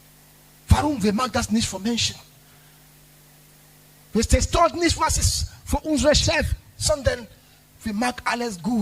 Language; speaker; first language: German; non-native, learner; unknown